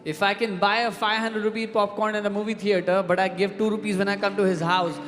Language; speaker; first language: English; non-native, local second language; Hindi